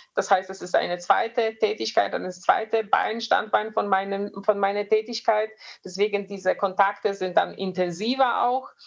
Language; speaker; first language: German; non-native, fluent; Polish